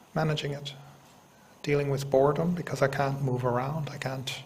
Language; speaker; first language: English; native; English